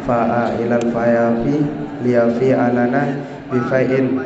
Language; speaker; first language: Arabic; non-native, learner; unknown